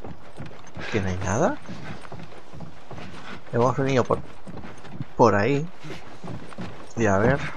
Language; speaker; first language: Spanish; native; Spanish